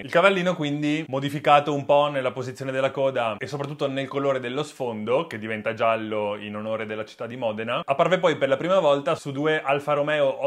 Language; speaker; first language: Italian; native; Italian